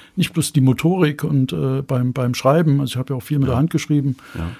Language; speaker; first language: German; native; German